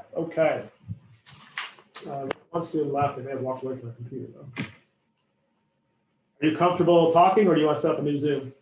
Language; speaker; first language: English; native; English